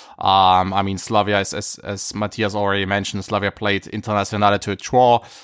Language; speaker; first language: English; non-native, fluent; German